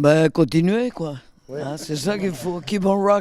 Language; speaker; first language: French; native; French